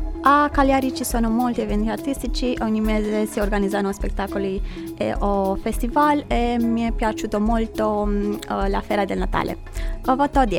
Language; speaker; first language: Italian; non-native, fluent; Romanian